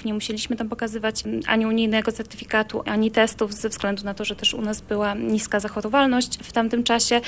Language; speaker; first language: Polish; native; Polish